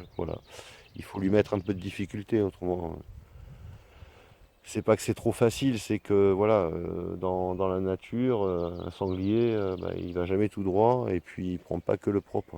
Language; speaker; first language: French; native; French